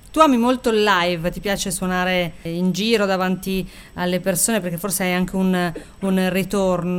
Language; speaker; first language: Italian; native; Italian